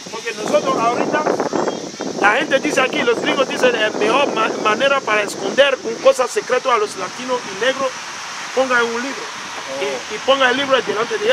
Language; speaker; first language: Spanish; non-native, learner; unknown